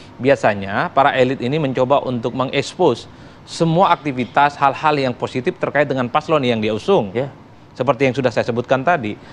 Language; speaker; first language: Indonesian; non-native, local second language; Madurese